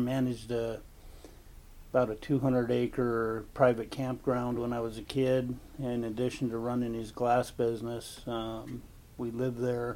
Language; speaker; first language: English; native; English